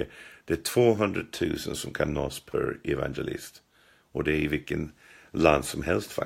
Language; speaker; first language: Swedish; non-native, fluent; English